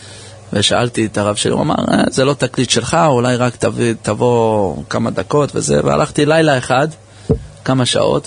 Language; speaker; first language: Hebrew; early bilingual, heritage; English